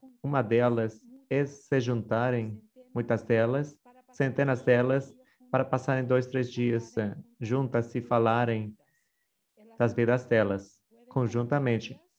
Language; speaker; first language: Portuguese; non-native, fluent; Spanish